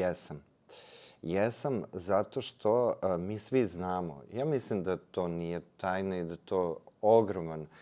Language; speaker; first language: Serbian; native; Serbian